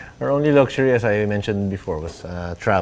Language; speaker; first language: English; non-native, local second language; Filipino